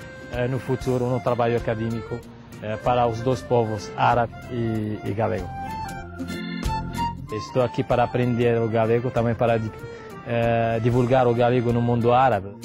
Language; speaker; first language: Portuguese; non-native, fluent; Arabic